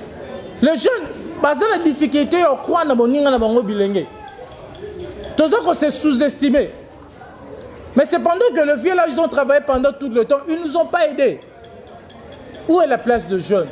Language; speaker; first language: French; non-native, local second language; Lingala